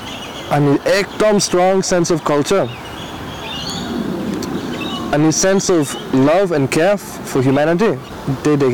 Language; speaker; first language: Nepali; non-native, learner; English